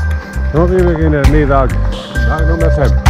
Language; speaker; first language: Norwegian; non-native, fluent; Spanish